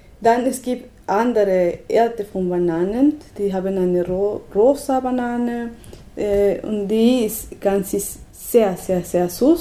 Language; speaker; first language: German; non-native, learner; Spanish